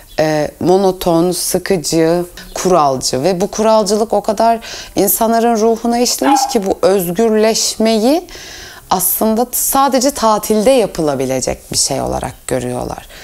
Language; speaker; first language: Turkish; early bilingual, heritage; Turkish